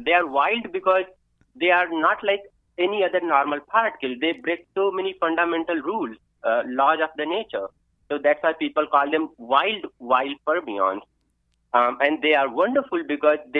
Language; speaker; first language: English; non-native, local second language; Hindi